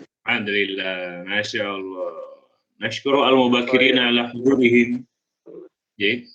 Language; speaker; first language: Arabic; non-native, fluent; Indonesian